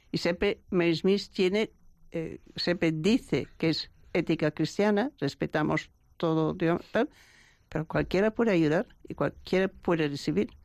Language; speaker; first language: Spanish; non-native, fluent; German